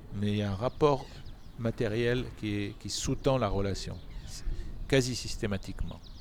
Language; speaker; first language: French; non-native, local second language; Arabic